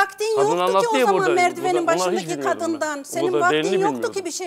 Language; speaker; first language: Turkish; native; Turkish